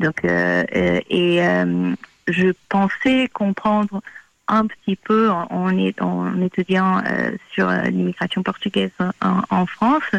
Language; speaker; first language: French; non-native, fluent; Portuguese